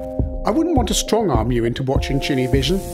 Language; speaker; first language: English; native; English